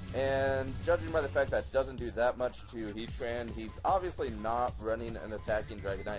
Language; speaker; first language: English; native; English